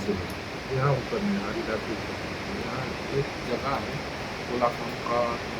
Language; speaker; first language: Hindi; non-native, local second language; Bangla